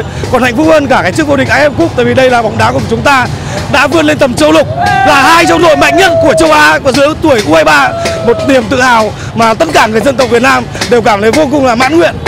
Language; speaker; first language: Vietnamese; native; Vietnamese